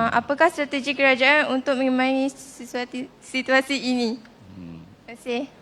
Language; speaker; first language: Malay; native; Malay